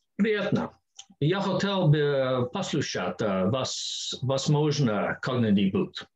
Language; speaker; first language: Russian; non-native, learner; English